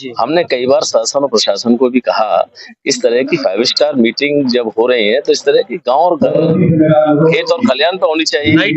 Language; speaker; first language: Hindi; native; Hindi